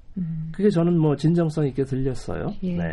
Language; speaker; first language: Korean; native; Korean